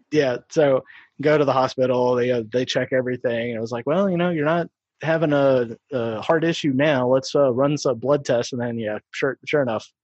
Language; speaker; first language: English; native; English